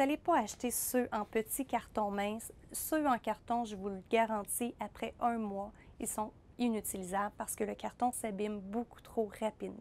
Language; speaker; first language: French; native; French